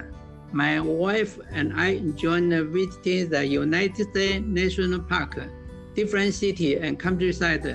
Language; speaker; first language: English; non-native, learner; Chinese